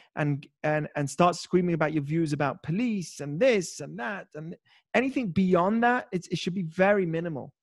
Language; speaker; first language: English; native; English